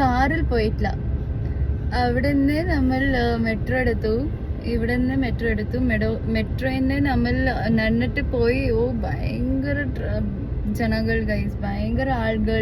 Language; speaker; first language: Malayalam; non-native, local second language; Kannada